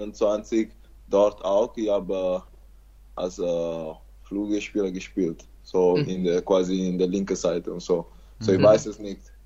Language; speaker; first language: German; non-native, learner; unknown